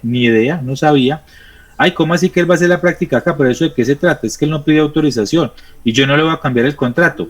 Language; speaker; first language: Spanish; native; Spanish